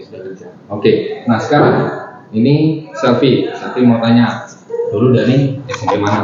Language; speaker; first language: Indonesian; non-native, local second language; Javanese